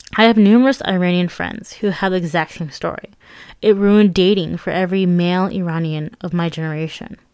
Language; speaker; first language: English; early bilingual, other home language; Persian